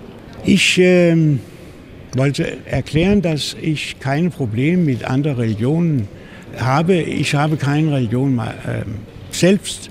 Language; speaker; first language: German; non-native, fluent; Danish